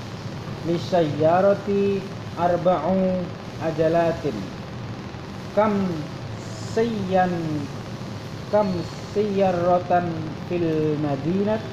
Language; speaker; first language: Arabic; non-native, learner; Indonesian